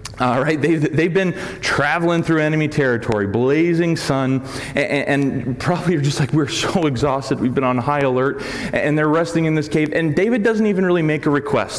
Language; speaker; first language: English; native; English